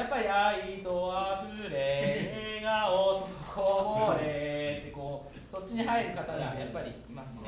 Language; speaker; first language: Japanese; native; Japanese